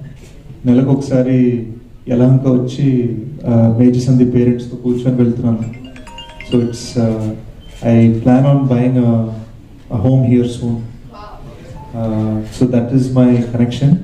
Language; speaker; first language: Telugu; early bilingual, heritage; Telugu